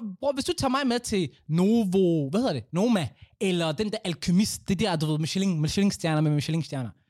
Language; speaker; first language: Danish; early bilingual, other home language; Somali